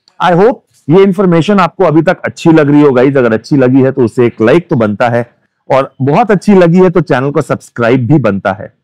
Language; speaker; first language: Hindi; native; Hindi